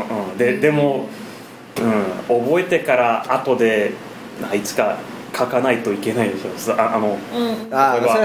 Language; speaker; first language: Japanese; non-native, fluent; English